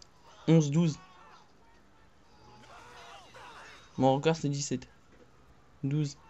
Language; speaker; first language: French; native; French